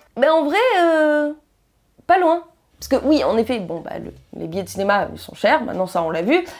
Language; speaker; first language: French; native; French